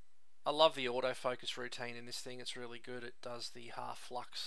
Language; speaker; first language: English; native; English